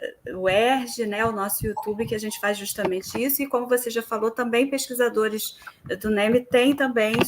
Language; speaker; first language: Portuguese; native; Portuguese